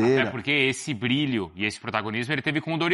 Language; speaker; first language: Portuguese; native; Portuguese